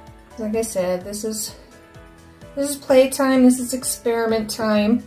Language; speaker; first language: English; native; English